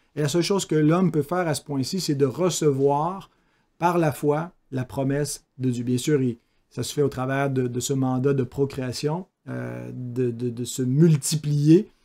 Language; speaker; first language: French; native; French